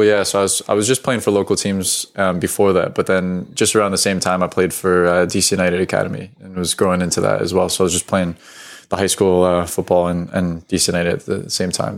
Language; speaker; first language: English; native; English